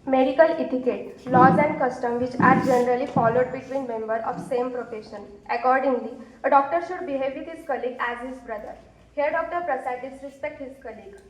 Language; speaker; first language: English; non-native, local second language; Marathi